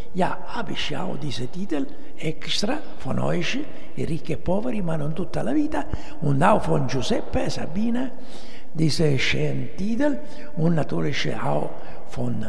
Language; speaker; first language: German; non-native, fluent; Italian